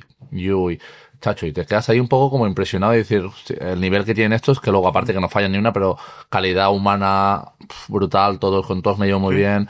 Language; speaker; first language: Spanish; native; Spanish